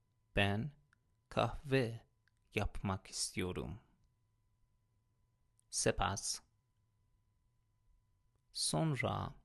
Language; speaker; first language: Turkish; non-native, fluent; Persian